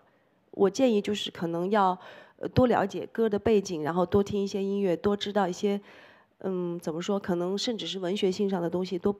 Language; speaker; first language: Chinese; native; Chinese